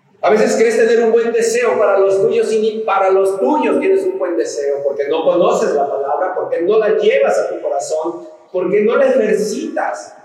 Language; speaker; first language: Spanish; native; Spanish